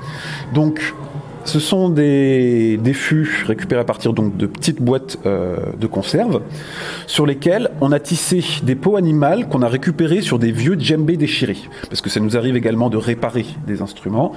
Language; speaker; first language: French; native; French